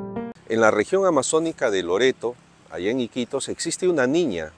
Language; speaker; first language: Spanish; native; Spanish